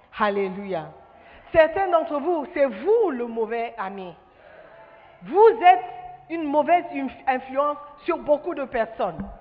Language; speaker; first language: French; non-native, fluent; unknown